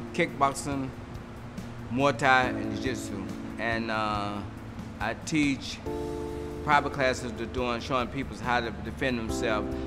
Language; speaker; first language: English; native; English